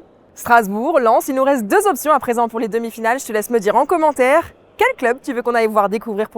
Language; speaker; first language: French; native; French